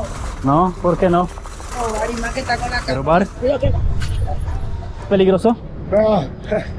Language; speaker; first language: Spanish; non-native, learner; Polish